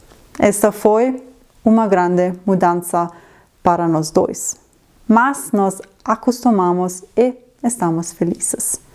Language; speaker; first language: Portuguese; non-native, learner; Swiss German